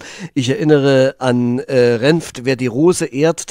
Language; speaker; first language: German; native; German